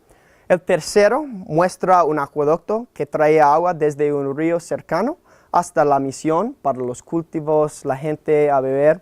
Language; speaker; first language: Spanish; non-native, learner; English